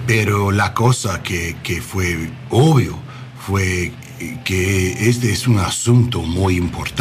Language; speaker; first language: Spanish; non-native, learner; English